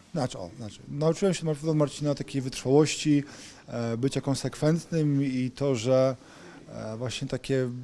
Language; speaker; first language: Polish; native; Polish